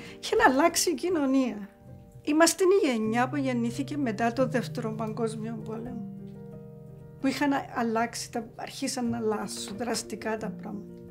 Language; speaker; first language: Greek; native; Greek